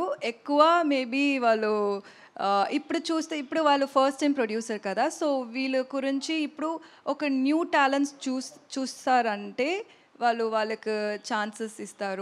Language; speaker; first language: Telugu; non-native, learner; Tamil